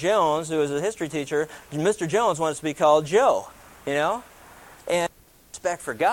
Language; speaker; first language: English; native; English